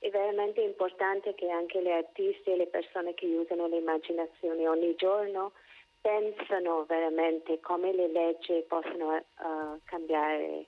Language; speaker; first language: Italian; non-native, fluent; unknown